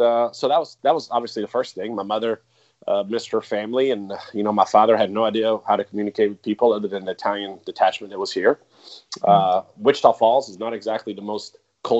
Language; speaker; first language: English; non-native, fluent; Italian